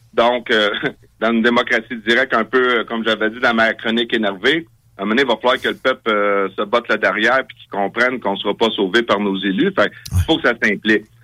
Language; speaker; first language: French; native; French